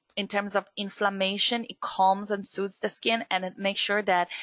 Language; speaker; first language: English; non-native, fluent; Polish